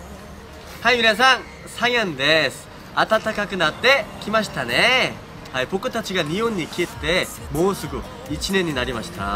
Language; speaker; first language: Japanese; non-native, learner; Korean